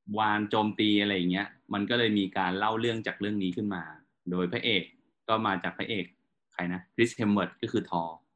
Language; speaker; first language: Thai; native; Thai